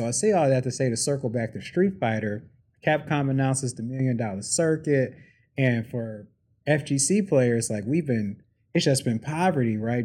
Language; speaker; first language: English; native; English